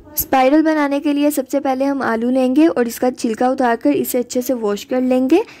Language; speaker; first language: Urdu; native; Urdu